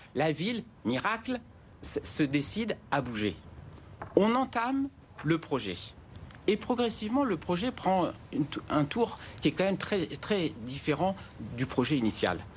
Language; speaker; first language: French; native; French